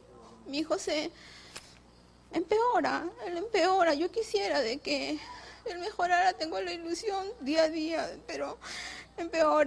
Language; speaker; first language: Spanish; native; Spanish